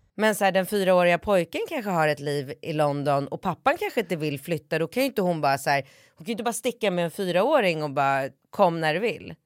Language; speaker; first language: Swedish; native; Swedish